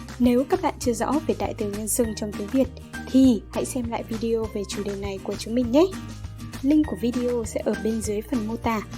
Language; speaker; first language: Vietnamese; native; Vietnamese